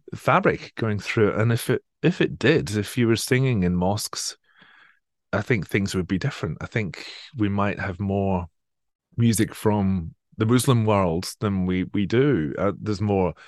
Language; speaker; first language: English; native; English